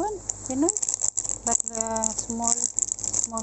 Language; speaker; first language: English; non-native, local second language; Filipino